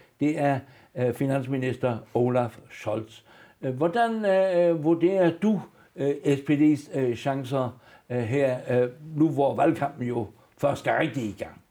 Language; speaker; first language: Danish; native; Danish